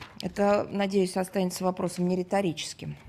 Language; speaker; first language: Russian; native; Russian